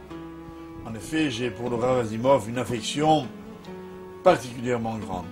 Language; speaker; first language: French; native; French